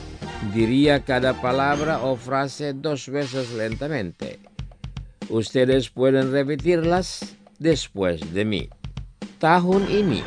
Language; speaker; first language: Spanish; non-native, fluent; Indonesian